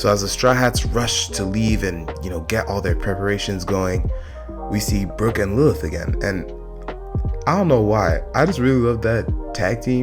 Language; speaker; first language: English; native; English